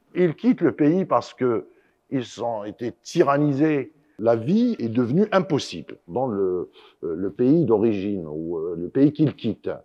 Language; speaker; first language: French; non-native, local second language; Arabic